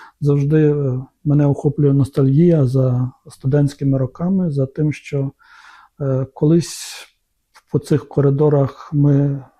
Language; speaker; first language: Ukrainian; non-native, local second language; Romanian